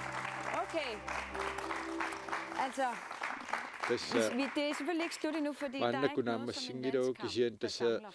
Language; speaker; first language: Danish; non-native, local second language; Kalaallisut